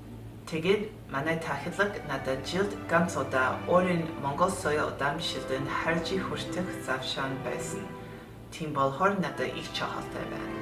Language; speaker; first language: Mongolian; early bilingual, heritage; Mongolian